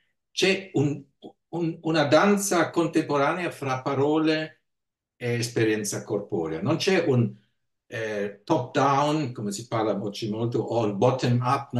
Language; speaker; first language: Italian; non-native, fluent; German